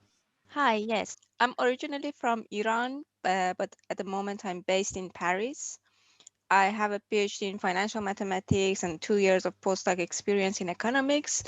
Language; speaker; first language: English; non-native, fluent; Persian